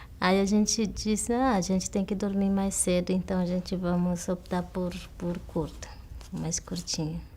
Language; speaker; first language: Portuguese; non-native, local second language; Guarani